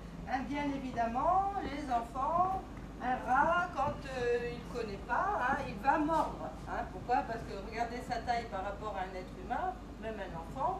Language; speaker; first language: French; native; French